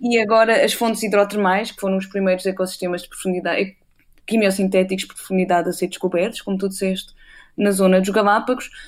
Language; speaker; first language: Portuguese; native; Portuguese